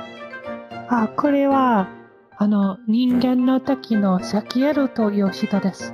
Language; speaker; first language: Japanese; non-native, fluent; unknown